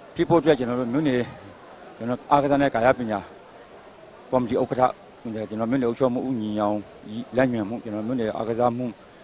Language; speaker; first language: Burmese; native; Burmese